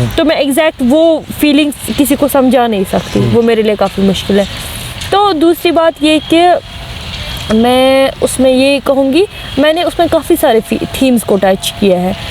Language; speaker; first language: Urdu; non-native, local second language; Kashmiri